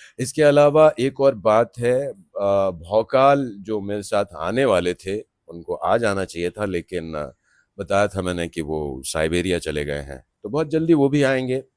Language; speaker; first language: Hindi; non-native, local second language; Maithili